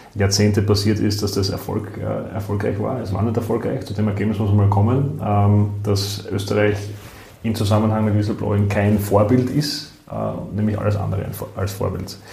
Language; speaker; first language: German; native; German